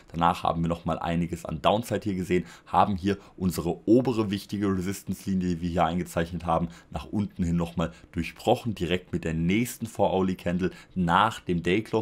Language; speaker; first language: German; native; German